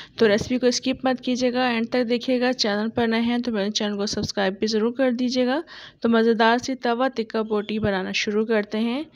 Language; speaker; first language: Urdu; native; Urdu